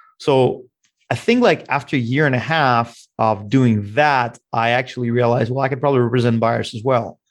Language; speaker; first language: English; non-native, fluent; Russian